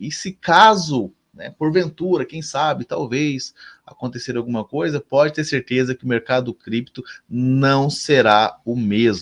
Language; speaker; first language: Portuguese; native; Portuguese